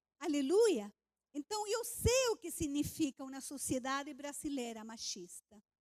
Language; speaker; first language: Portuguese; non-native, fluent; Spanish